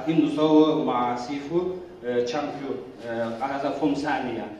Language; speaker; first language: Arabic; non-native, learner; Kyrgyz